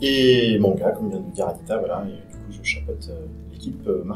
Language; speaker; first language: French; native; French